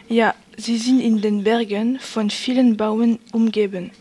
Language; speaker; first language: German; non-native, learner; French